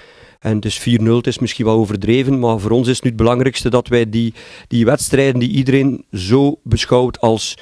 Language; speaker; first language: Dutch; native; Dutch